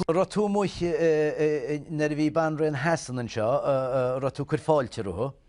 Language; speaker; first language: Irish; native; Irish